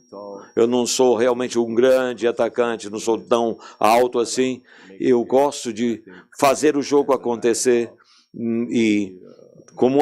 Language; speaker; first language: Portuguese; non-native, fluent; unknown